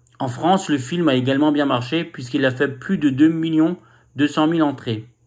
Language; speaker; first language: French; native; French